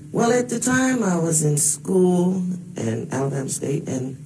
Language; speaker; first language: English; native; English